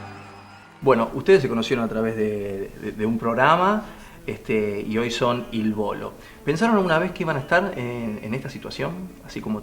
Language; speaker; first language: Spanish; native; Spanish